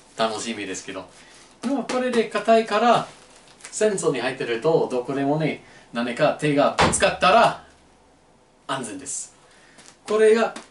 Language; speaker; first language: Japanese; non-native, learner; English